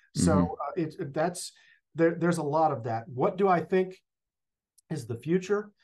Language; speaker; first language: English; native; English